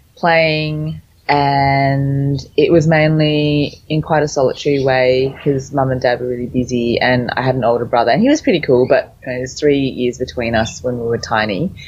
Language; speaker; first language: English; early bilingual, other home language; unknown